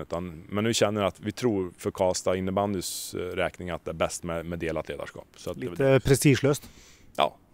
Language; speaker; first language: Swedish; native; Swedish